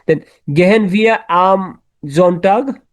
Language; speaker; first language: German; non-native, learner; Bangla